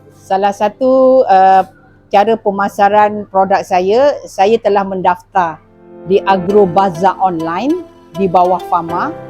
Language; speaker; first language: Malay; native; Malay